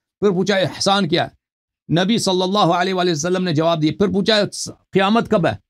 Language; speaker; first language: Urdu; non-native, fluent; Persian